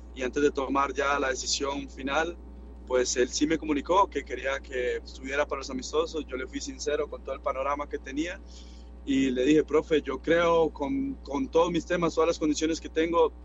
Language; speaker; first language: Spanish; native; Spanish